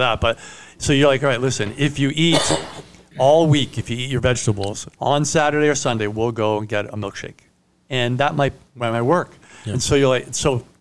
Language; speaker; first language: English; non-native, fluent; Italian